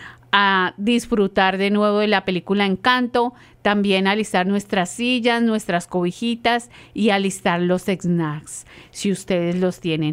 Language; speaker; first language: Spanish; native; Spanish